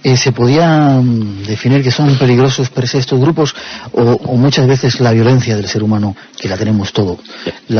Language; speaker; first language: Spanish; native; Spanish